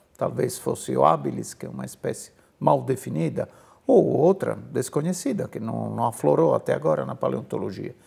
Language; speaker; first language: Portuguese; non-native, fluent; Italian